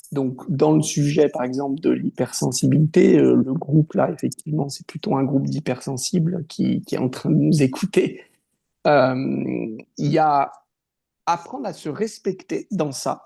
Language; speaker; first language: French; native; French